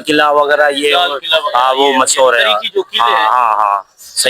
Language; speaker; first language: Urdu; non-native, local second language; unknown